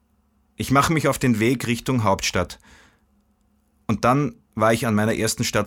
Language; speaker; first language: German; non-native, fluent; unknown